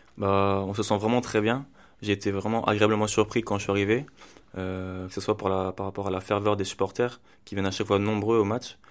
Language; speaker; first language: French; native; French